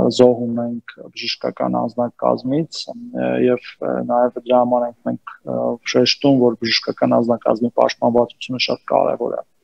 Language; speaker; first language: Armenian; native; Armenian